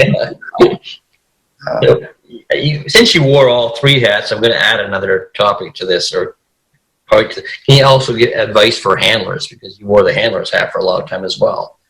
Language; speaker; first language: English; native; English